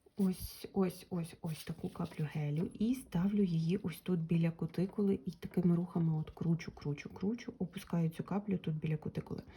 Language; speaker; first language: Ukrainian; non-native, local second language; Russian